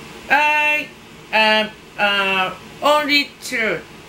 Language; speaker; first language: English; non-native, learner; Japanese